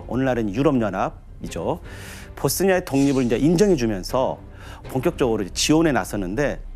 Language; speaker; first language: Korean; native; Korean